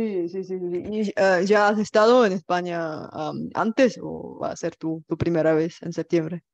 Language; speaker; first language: Spanish; non-native, fluent; Bulgarian